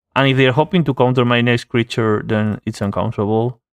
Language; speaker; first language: English; non-native, fluent; Spanish